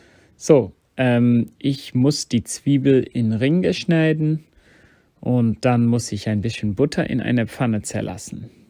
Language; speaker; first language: German; non-native, fluent; English